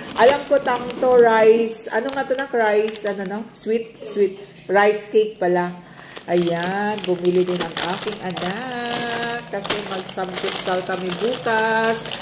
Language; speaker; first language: Filipino; native; Filipino